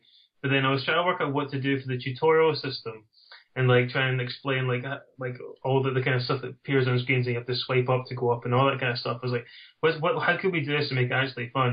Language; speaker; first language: English; native; English